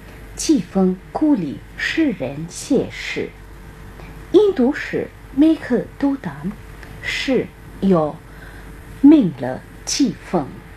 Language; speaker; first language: Chinese; non-native, fluent; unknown